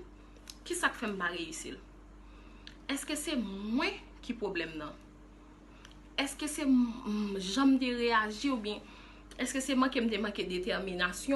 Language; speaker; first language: French; non-native, local second language; Haitian Creole